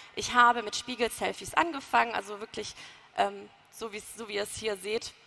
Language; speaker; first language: German; native; German